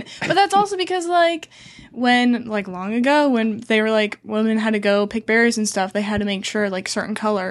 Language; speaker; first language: English; native; English